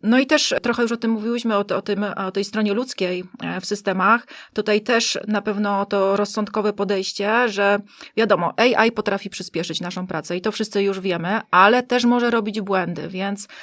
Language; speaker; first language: Polish; native; Polish